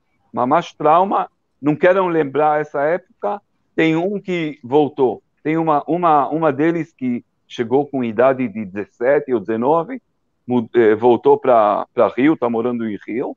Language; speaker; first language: Portuguese; early bilingual, heritage; Portuguese